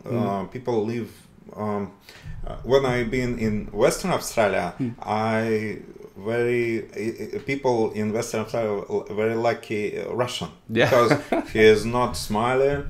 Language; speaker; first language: English; non-native, learner; Russian